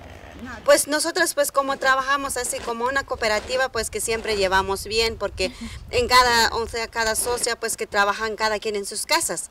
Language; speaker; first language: Spanish; non-native, local second language; Tzotzil